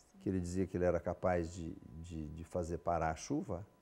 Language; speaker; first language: Portuguese; native; Portuguese